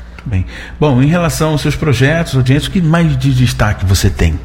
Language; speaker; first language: Portuguese; native; Portuguese